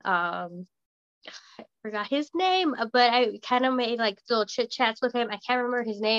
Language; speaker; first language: English; early bilingual, other home language; Spanish